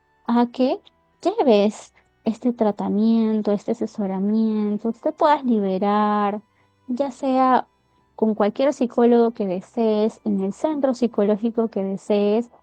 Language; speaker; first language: Spanish; native; Spanish